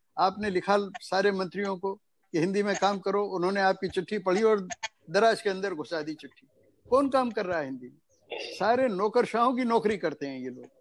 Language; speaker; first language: Hindi; native; Hindi